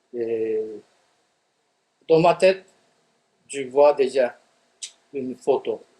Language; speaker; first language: French; non-native, fluent; Japanese